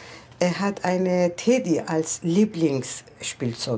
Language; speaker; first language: German; non-native, learner; Persian